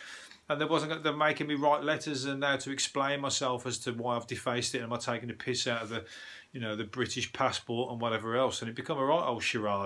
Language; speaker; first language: English; native; English